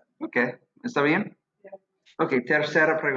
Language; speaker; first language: Spanish; non-native, fluent; English